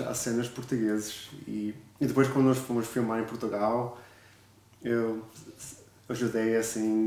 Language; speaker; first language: Portuguese; early bilingual, other home language; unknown